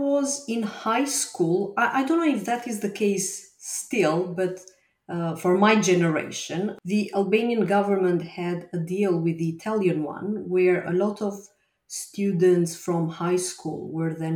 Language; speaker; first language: English; non-native, fluent; Albanian